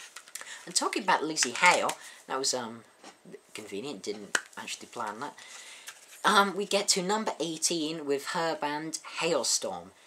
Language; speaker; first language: English; native; English